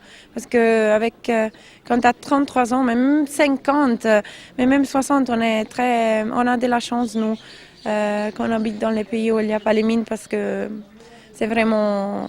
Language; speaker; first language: French; non-native, local second language; Italian